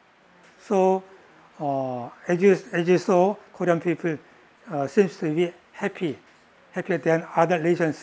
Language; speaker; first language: English; non-native, learner; Korean